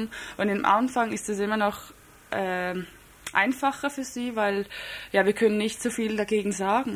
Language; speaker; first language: German; non-native, fluent; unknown